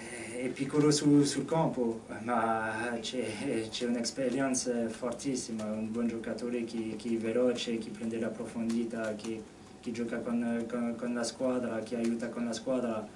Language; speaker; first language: Italian; non-native, fluent; French